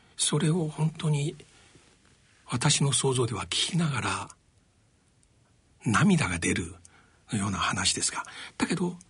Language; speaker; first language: Japanese; non-native, fluent; Chinese